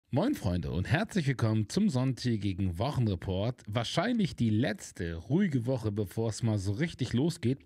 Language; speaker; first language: German; native; German